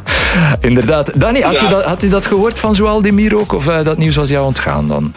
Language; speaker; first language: Dutch; native; Dutch